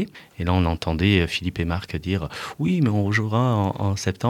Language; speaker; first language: French; native; French